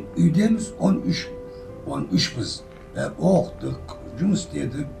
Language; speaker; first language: Kazakh; non-native, local second language; Chechen